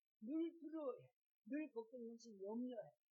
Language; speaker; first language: Korean; native; Korean